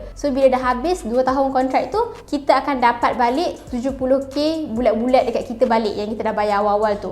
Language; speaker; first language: Malay; native; Malay